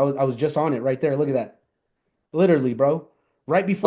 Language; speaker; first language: English; native; English